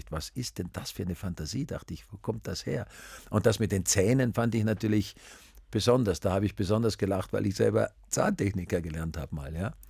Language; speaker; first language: German; native; German